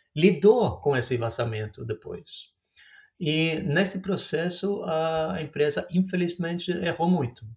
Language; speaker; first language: Portuguese; non-native, fluent; Norwegian